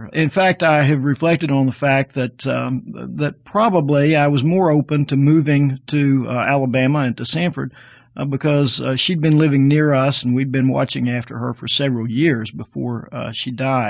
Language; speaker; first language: English; native; English